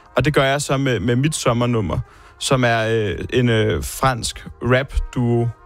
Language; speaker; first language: Danish; early bilingual, other home language; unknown